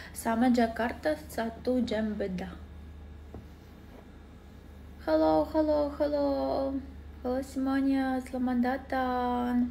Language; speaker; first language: Indonesian; non-native, learner; Russian